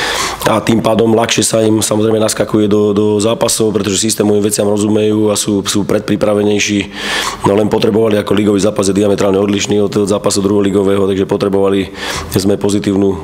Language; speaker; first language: Slovak; native; Slovak